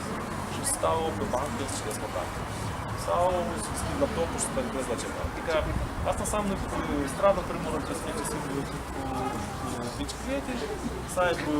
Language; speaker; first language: Romanian; native; Romanian